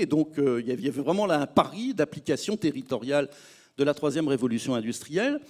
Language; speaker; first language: French; native; French